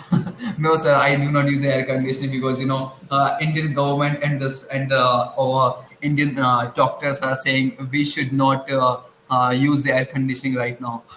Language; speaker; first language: English; non-native, learner; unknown